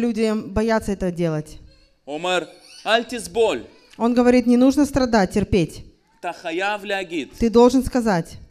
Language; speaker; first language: Russian; native; Russian